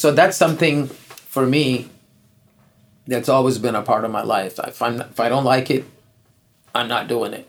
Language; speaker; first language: English; non-native, local second language; Urdu